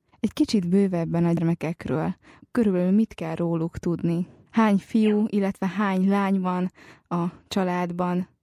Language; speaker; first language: Hungarian; native; Hungarian